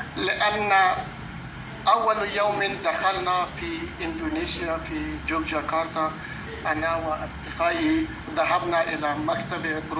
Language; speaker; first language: Arabic; non-native, fluent; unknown